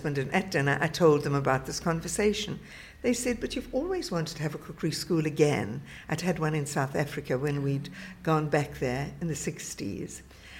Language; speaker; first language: English; native; English